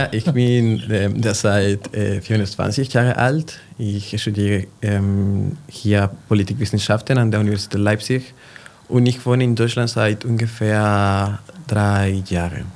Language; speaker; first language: German; non-native, fluent; Spanish